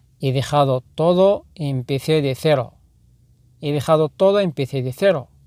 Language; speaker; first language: Spanish; non-native, fluent; Arabic